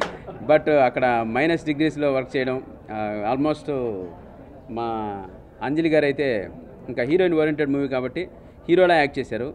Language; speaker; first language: Telugu; native; Telugu